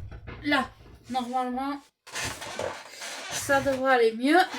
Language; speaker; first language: French; native; French